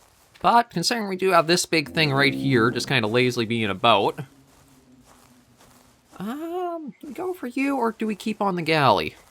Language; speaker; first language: English; native; English